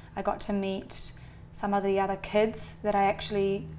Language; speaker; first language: English; native; English